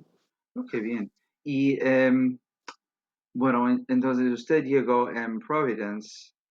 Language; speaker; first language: Spanish; non-native, fluent; English